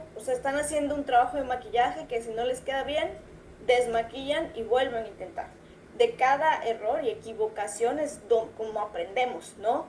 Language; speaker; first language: Spanish; native; Spanish